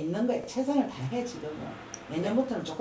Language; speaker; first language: Korean; native; Korean